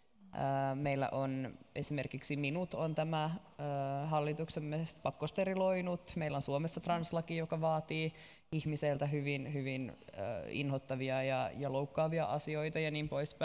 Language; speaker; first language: Finnish; native; Finnish